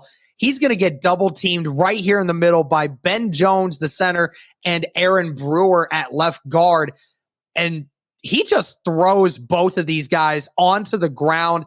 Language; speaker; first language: English; native; English